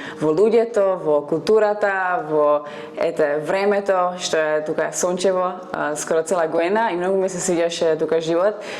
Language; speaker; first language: Macedonian; non-native, fluent; Czech